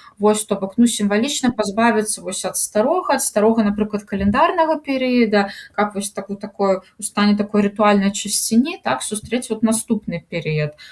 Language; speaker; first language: Belarusian; native; Belarusian